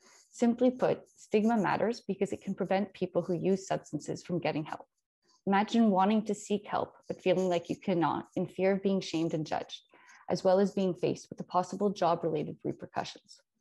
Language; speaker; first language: English; native; English